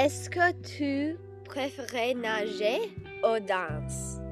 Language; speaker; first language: French; non-native, learner; English